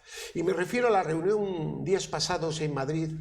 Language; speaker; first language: Spanish; native; Spanish